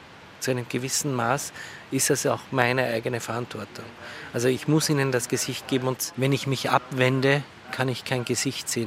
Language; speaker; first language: German; native; German